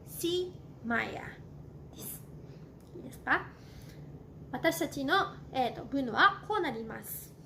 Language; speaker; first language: Japanese; non-native, fluent; Cebuano